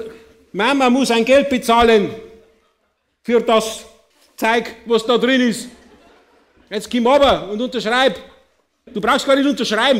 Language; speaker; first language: German; native; German